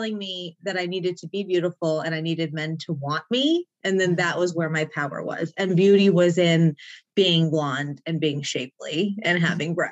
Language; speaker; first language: English; native; English